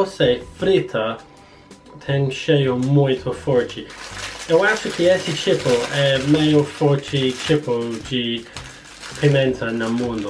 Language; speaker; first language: Portuguese; non-native, learner; English